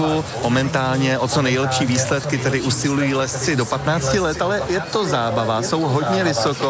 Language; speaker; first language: Czech; native; Czech